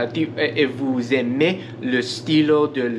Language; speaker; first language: French; non-native, learner; English